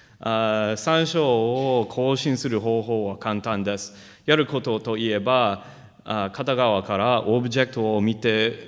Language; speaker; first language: Japanese; non-native, fluent; English